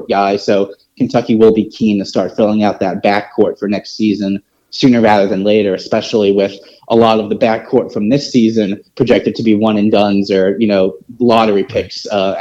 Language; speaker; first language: English; native; English